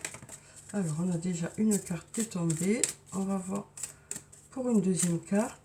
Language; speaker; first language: French; native; French